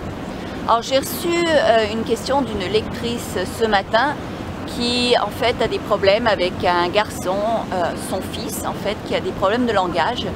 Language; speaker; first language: French; native; French